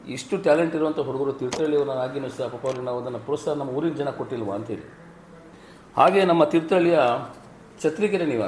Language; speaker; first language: Kannada; native; Kannada